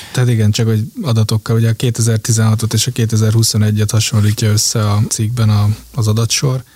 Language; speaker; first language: Hungarian; native; Hungarian